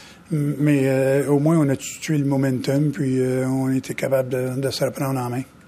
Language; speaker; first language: French; native; French